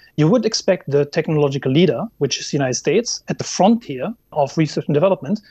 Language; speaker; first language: English; non-native, fluent; German